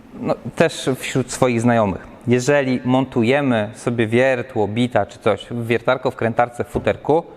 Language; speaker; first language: Polish; native; Polish